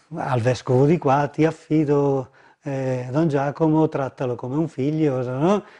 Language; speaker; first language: Italian; native; Italian